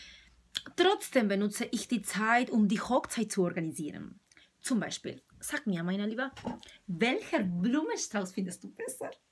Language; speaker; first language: German; non-native, learner; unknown